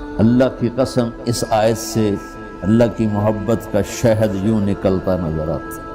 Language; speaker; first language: Urdu; non-native, local second language; Punjabi